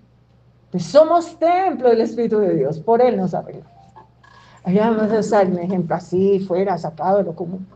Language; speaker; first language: Spanish; native; Spanish